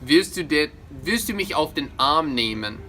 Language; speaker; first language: German; non-native, fluent; English